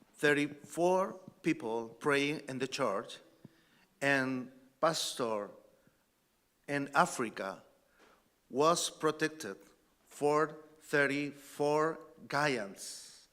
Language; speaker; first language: English; non-native, learner; Spanish